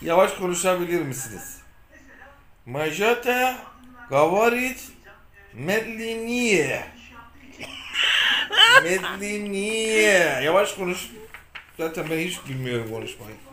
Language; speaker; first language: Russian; non-native, learner; Turkish